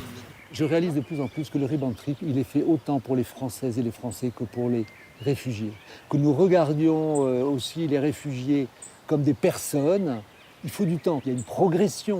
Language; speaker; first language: French; native; French